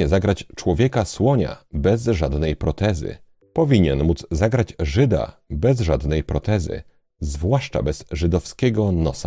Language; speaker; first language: Polish; native; Polish